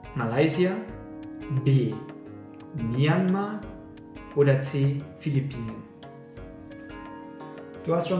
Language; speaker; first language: German; non-native, fluent; Indonesian